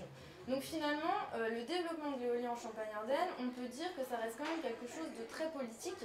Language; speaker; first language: French; native; French